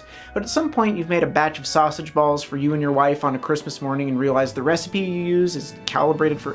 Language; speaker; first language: English; native; English